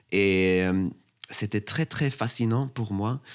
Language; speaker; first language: French; non-native, fluent; Swedish